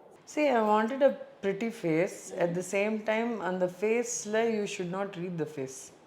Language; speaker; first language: English; non-native, local second language; Tamil